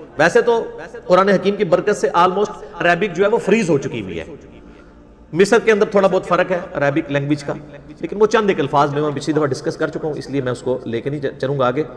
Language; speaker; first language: Urdu; non-native, local second language; Punjabi